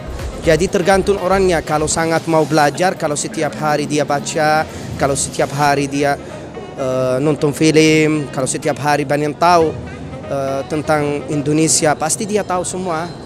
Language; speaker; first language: Indonesian; non-native, fluent; Arabic